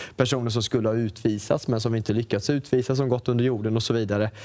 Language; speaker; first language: Swedish; native; Swedish